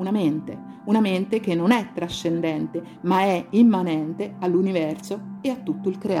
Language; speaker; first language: Italian; native; Italian